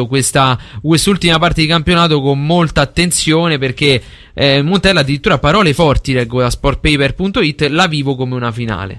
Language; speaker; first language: Italian; native; Italian